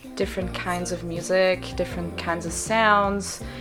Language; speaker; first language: English; non-native, fluent; French